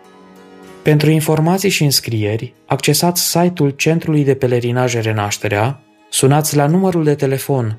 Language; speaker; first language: Romanian; native; Romanian